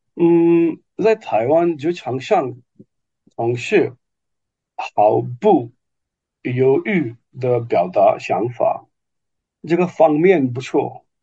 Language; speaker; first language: Chinese; non-native, learner; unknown